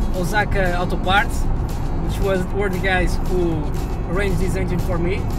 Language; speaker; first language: English; non-native, fluent; Portuguese